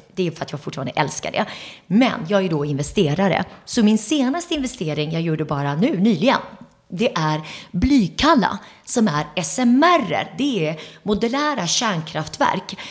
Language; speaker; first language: Swedish; early bilingual, other home language; Turoyo